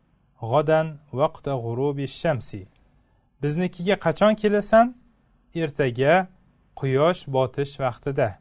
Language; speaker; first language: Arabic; non-native, fluent; Uzbek